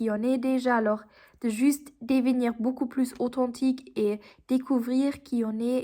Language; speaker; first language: French; non-native, fluent; German